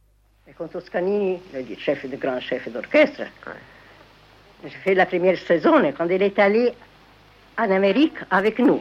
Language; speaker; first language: French; non-native, fluent; Italian